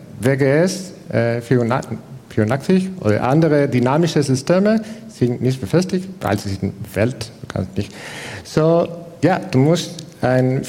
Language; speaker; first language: German; non-native, fluent; Spanish